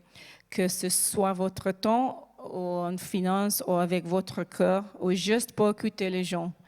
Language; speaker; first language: French; non-native, learner; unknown